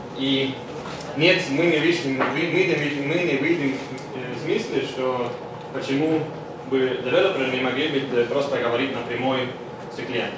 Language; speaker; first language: Russian; non-native, learner; Swedish